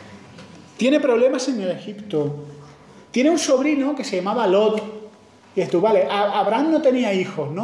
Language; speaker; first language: Spanish; native; Spanish